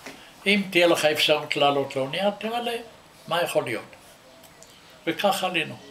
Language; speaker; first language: Hebrew; non-native, fluent; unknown